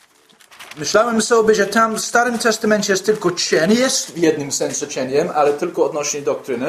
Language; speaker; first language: Polish; non-native, fluent; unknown